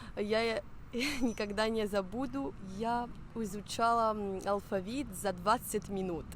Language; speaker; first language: Russian; non-native, fluent; Spanish